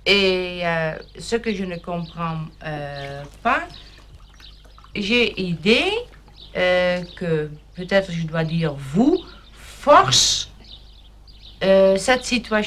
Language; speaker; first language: French; non-native, fluent; German